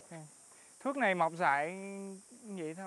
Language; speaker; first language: Vietnamese; early bilingual, heritage; Vietnamese